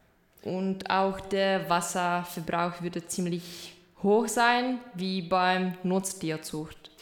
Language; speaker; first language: German; non-native, fluent; Czech